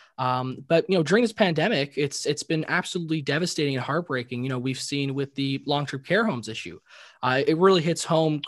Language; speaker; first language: English; native; English